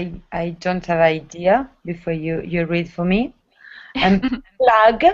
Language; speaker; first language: English; non-native, learner; Italian